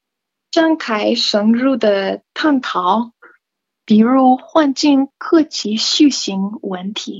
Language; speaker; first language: Chinese; non-native, learner; English